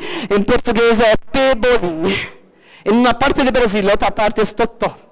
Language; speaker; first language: Spanish; non-native, fluent; Portuguese